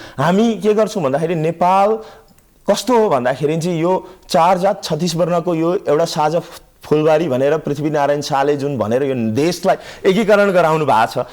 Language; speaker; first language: Nepali; native; Nepali